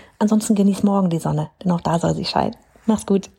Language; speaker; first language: German; native; German